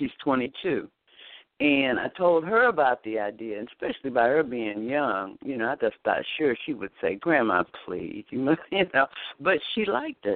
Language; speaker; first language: English; native; English